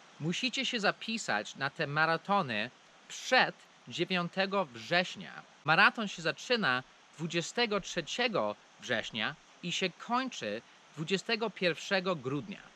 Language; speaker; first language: Polish; non-native, fluent; English